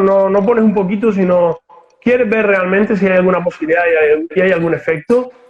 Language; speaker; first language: Spanish; native; Spanish